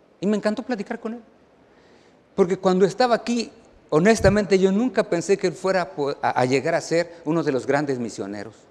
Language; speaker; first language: Spanish; native; Spanish